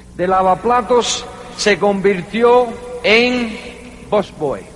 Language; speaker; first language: Spanish; early bilingual, heritage; Spanish